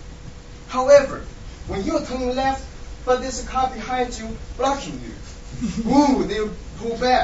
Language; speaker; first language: English; non-native, fluent; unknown